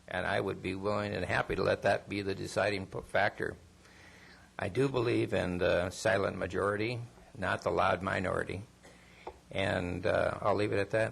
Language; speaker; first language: English; non-native, fluent; Spanish